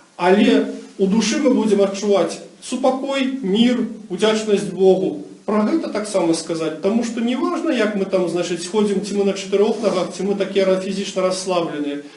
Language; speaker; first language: Belarusian; non-native, local second language; Russian